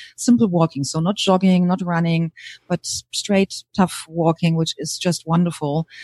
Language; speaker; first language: English; non-native, fluent; German